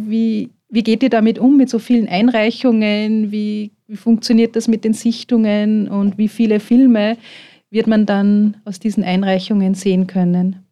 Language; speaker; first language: German; native; German